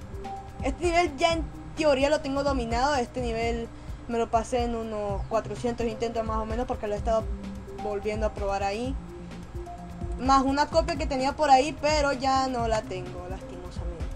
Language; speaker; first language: Spanish; native; Spanish